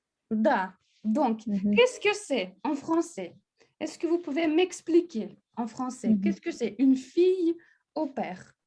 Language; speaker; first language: French; non-native, fluent; Russian